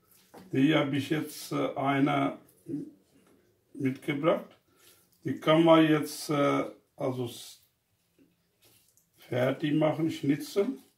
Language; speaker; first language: German; non-native, learner; Urdu